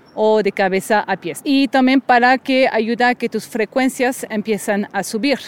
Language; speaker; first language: Spanish; non-native, fluent; French